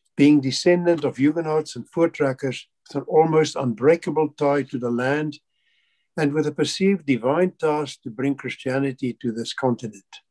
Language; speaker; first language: English; non-native, local second language; Afrikaans